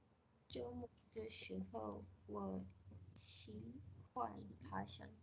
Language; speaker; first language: Chinese; non-native, learner; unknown